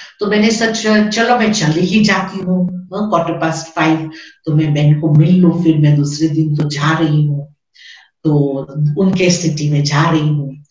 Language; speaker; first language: Hindi; non-native, local second language; Gujarati